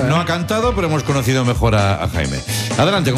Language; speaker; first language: Spanish; native; Spanish